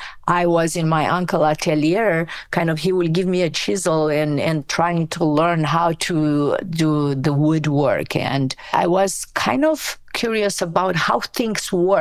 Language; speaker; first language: English; non-native, fluent; Romanian